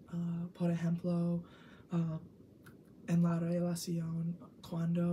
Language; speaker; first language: Spanish; non-native, learner; English